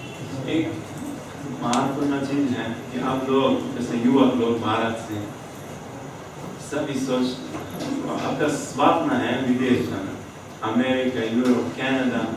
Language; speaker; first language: Hindi; non-native, fluent; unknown